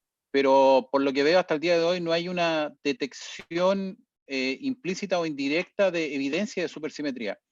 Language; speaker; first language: Spanish; native; Spanish